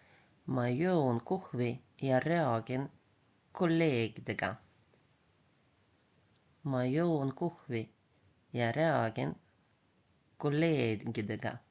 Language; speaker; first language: Estonian; non-native, local second language; Russian